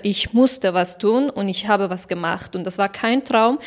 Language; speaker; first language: German; non-native, fluent; Persian